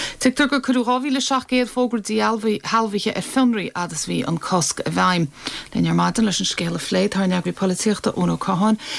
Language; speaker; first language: Irish; native; Irish